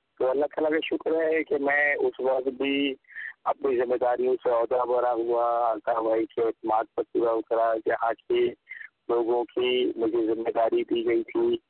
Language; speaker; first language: Urdu; non-native, local second language; Punjabi